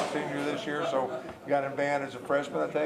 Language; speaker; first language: English; native; English